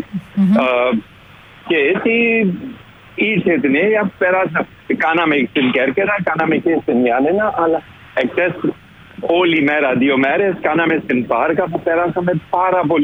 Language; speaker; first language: Greek; non-native, learner; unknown